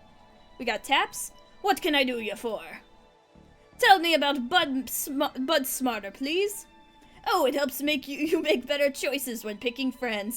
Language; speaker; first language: English; native; English